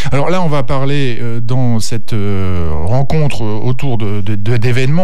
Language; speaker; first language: French; native; French